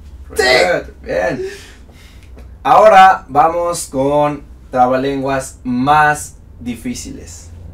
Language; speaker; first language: Spanish; native; Spanish